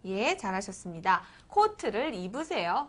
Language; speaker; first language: Korean; native; Korean